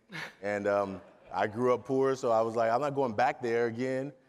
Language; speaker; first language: English; native; English